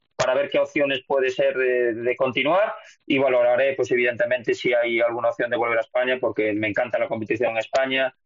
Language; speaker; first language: Spanish; native; Spanish